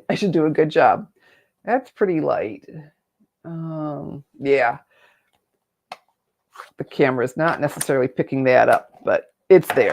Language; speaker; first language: English; native; English